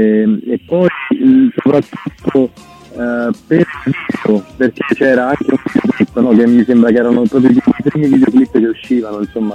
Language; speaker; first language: Italian; native; Italian